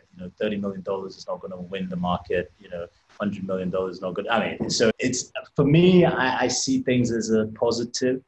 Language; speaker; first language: English; native; English